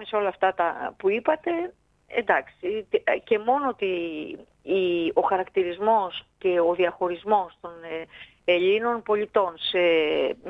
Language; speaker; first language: Greek; native; Greek